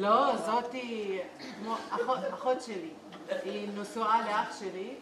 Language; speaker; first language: Hebrew; non-native, local second language; Arabic